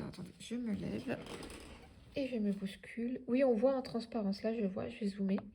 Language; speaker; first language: French; native; French